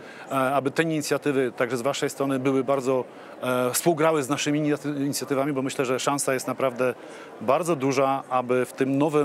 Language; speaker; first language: Polish; native; Polish